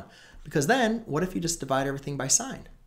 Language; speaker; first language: English; native; English